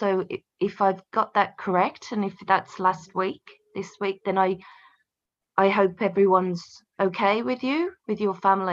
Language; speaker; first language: English; native; English